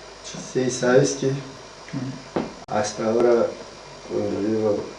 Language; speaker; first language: Spanish; non-native, learner; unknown